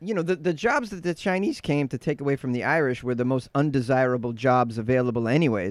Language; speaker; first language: English; native; English